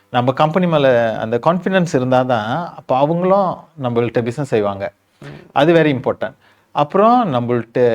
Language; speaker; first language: Tamil; early bilingual, heritage; Tamil